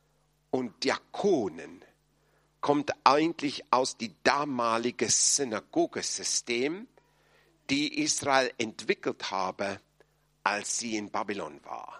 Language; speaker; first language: German; non-native, fluent; English